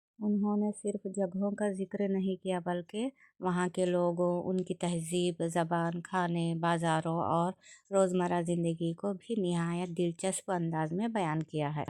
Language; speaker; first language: Urdu; native; Urdu